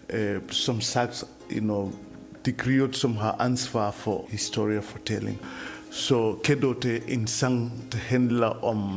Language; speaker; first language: Danish; non-native, fluent; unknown